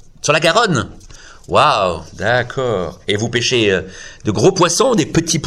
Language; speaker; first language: French; native; French